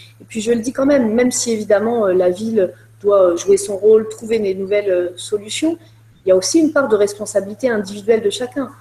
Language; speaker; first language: French; native; French